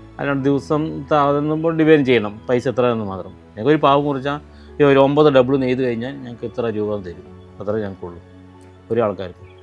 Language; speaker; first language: Malayalam; non-native, local second language; Kannada